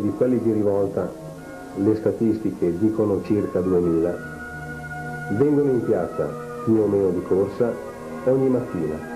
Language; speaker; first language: Italian; native; Italian